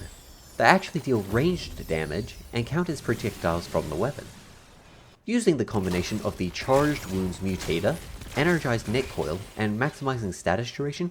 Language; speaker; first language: English; native; English